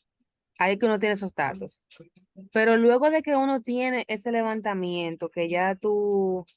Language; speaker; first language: Spanish; native; Spanish